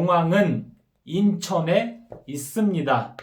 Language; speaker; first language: Korean; non-native, fluent; Kyrgyz